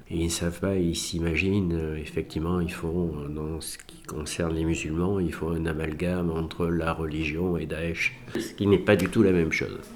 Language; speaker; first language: French; native; French